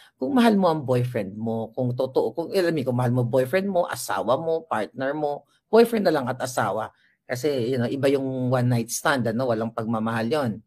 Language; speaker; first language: Filipino; non-native, local second language; Hiligaynon